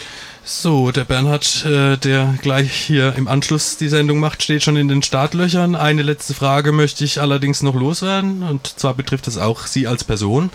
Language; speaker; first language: German; native; German